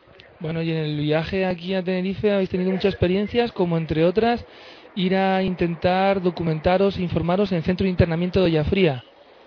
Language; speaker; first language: Spanish; native; Spanish